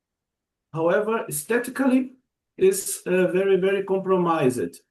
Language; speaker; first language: English; non-native, learner; Portuguese